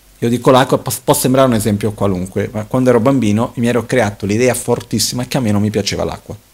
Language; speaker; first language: Italian; non-native, fluent; Portuguese